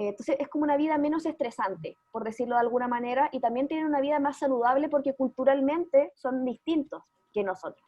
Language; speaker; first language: Spanish; native; Spanish